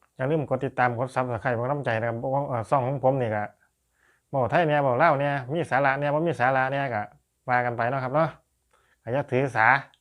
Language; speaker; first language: Thai; native; Thai